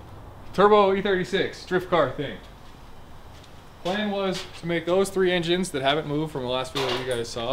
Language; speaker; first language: English; native; English